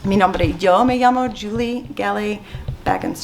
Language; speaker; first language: Spanish; non-native, fluent; English